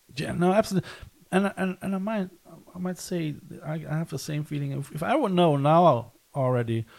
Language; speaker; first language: English; non-native, fluent; German